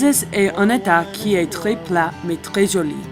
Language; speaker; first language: French; non-native, learner; English